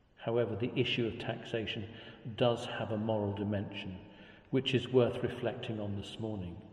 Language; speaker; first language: English; native; English